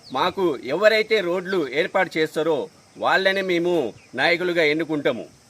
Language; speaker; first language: Telugu; non-native, local second language; Lambadi